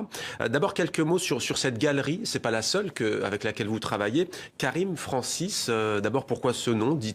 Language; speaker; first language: French; native; French